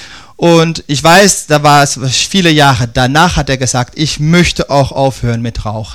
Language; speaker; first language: German; non-native, fluent; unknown